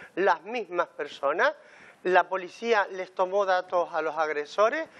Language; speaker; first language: Spanish; native; Spanish